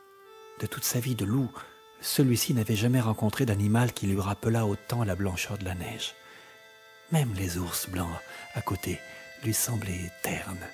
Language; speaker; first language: French; native; French